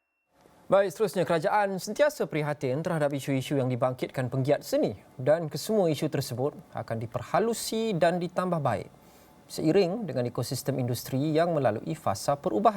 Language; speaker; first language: Malay; native; Malay